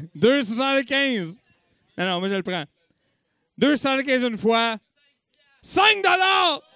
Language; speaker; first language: French; native; French